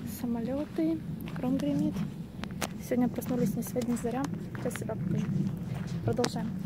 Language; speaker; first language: Russian; native; Russian